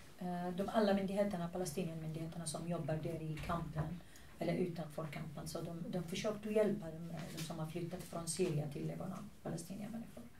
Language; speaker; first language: Swedish; non-native, fluent; Arabic